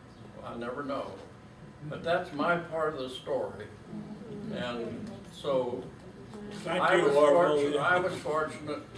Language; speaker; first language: English; native; English